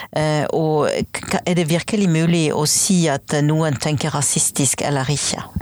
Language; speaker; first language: Norwegian; non-native, fluent; French